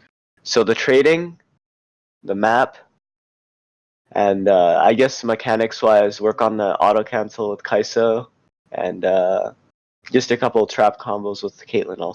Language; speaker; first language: English; native; English